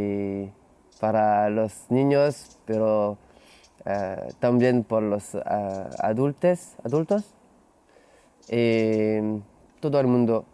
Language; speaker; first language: Spanish; non-native, learner; French